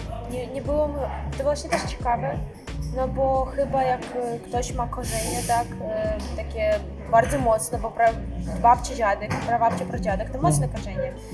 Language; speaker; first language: Polish; non-native, fluent; Russian